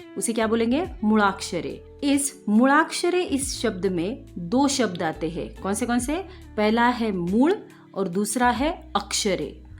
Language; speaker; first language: Hindi; non-native, local second language; Marathi